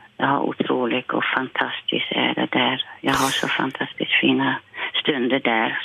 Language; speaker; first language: Swedish; non-native, fluent; Dutch